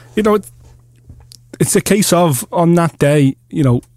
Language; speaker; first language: English; native; English